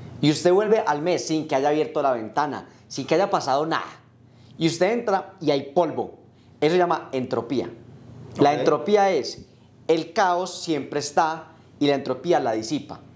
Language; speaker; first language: Spanish; native; Spanish